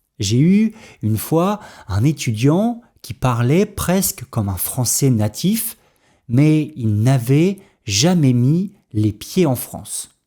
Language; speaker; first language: French; native; French